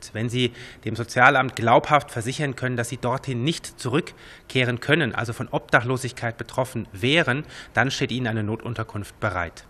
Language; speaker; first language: German; native; German